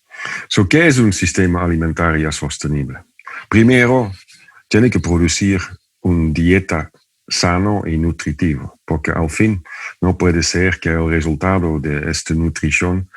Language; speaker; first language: Spanish; non-native, fluent; Dutch